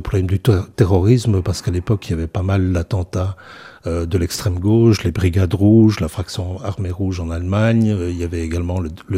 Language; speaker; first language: French; native; French